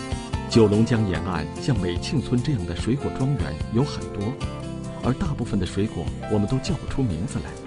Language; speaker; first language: Chinese; native; Chinese